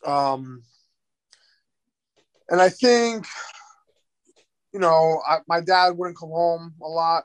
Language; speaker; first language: English; native; English